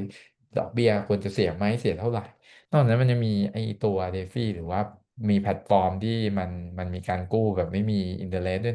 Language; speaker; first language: Thai; native; Thai